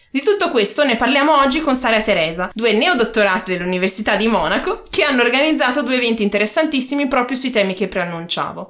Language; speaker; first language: Italian; native; Italian